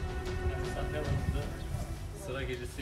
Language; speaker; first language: Turkish; native; Turkish